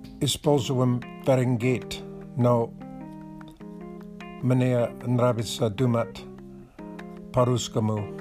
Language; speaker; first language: Russian; non-native, learner; English